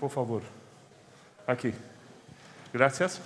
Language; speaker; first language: Portuguese; non-native, fluent; Spanish